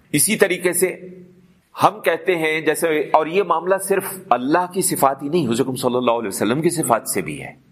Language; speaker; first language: Urdu; non-native, local second language; Punjabi